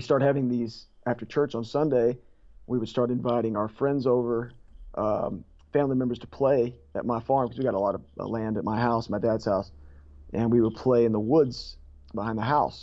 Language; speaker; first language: English; native; English